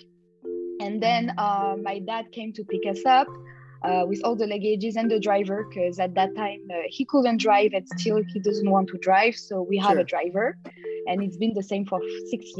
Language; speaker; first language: English; non-native, fluent; French